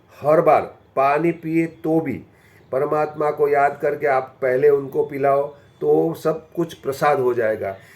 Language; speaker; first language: Hindi; non-native, local second language; Gujarati